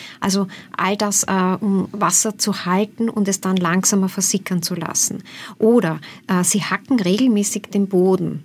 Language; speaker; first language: German; native; German